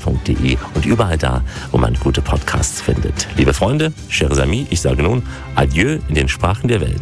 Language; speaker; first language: German; native; German